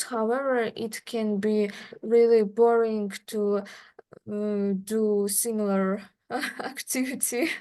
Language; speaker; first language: English; non-native, learner; Russian